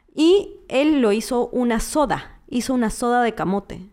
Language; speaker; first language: Spanish; native; Spanish